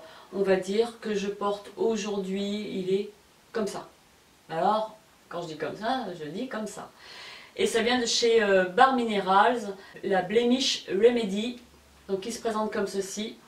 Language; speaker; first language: French; native; French